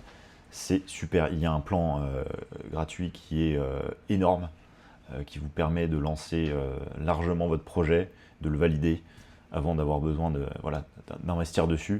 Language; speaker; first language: French; native; French